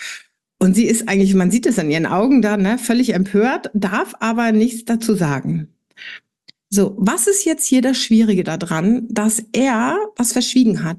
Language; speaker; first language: German; native; German